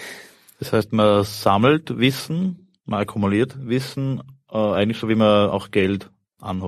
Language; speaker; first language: German; native; German